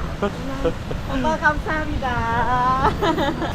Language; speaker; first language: Korean; non-native, learner; Lao